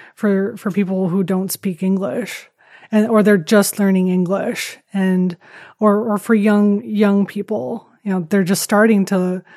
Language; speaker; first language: English; early bilingual, other home language; Chinese